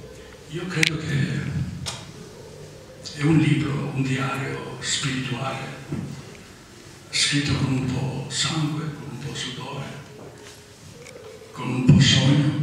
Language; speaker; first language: Italian; non-native, fluent; Albanian